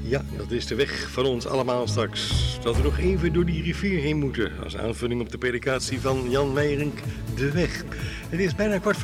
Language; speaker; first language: Dutch; native; Dutch